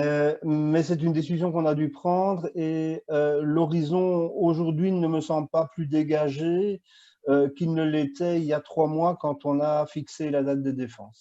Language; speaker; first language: French; native; French